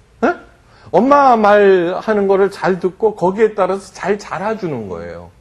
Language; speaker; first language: Korean; early bilingual, heritage; Korean